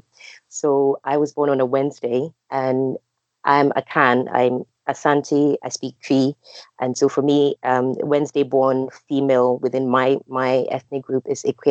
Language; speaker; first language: English; non-native, local second language; Akan